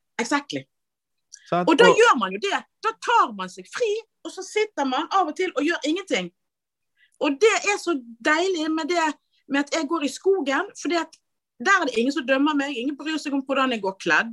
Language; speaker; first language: Norwegian; native; Norwegian